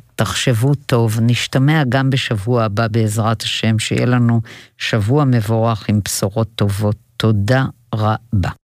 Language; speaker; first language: Hebrew; native; Hebrew